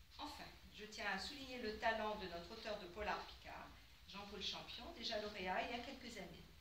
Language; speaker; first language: French; native; French